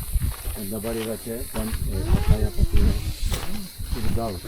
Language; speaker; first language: Lithuanian; non-native, learner; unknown